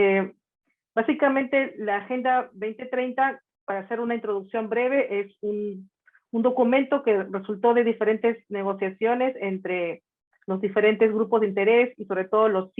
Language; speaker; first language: Spanish; native; Spanish